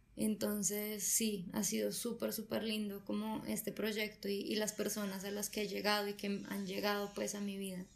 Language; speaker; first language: Spanish; native; Spanish